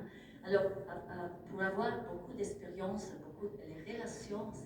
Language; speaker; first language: French; non-native, fluent; Italian